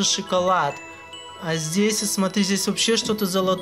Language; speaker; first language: Russian; native; Russian